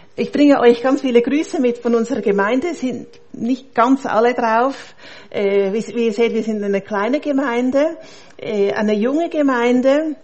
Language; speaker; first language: German; native; German